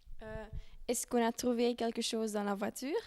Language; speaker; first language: French; non-native, learner; Dutch